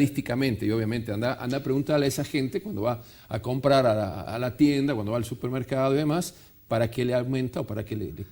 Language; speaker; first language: Spanish; native; Spanish